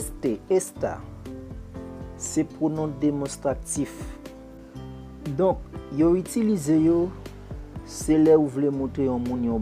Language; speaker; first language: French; non-native, local second language; Haitian Creole